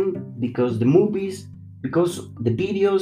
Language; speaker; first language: English; non-native, learner; Spanish